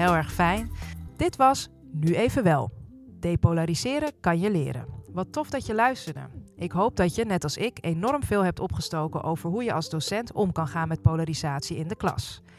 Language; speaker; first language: Dutch; native; Dutch